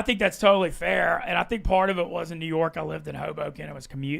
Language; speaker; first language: English; native; English